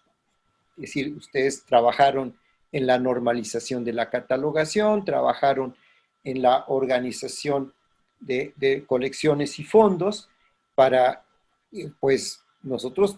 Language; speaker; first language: Spanish; native; Spanish